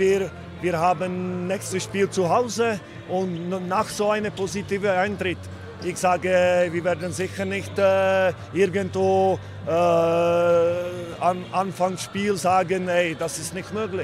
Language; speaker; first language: German; non-native, fluent; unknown